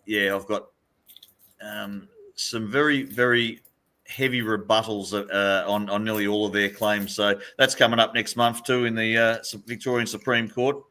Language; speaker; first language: English; native; English